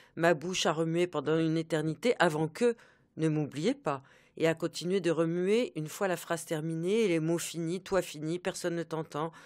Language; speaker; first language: French; native; French